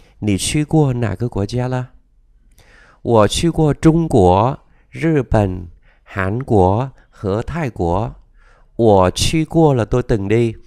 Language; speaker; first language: Chinese; non-native, fluent; Vietnamese